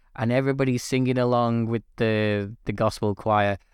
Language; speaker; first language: English; native; English